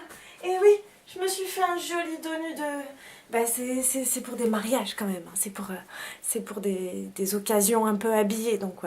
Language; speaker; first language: French; native; French